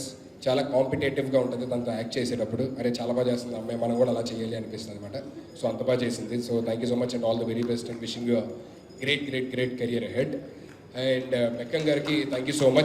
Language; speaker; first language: Telugu; native; Telugu